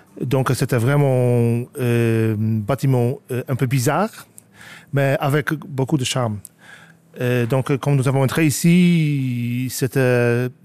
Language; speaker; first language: French; non-native, learner; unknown